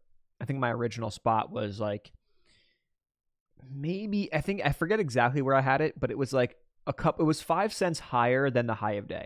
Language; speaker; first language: English; native; English